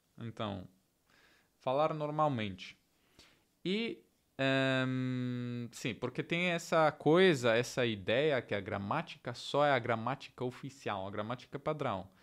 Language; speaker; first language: Portuguese; non-native, learner; Italian